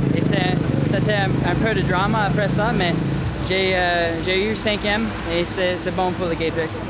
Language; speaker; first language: French; non-native, local second language; English